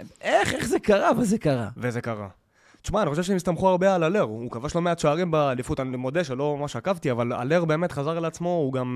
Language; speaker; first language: Hebrew; native; Hebrew